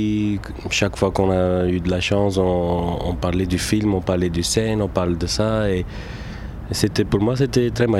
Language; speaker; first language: French; non-native, local second language; Turkish